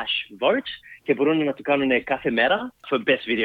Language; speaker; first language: Greek; early bilingual, heritage; Greek